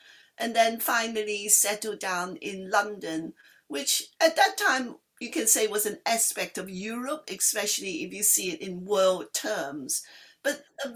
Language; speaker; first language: English; non-native, local second language; Cantonese